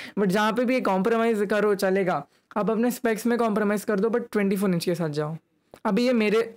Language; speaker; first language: Hindi; native; Hindi